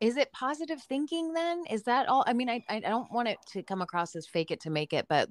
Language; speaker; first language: English; native; English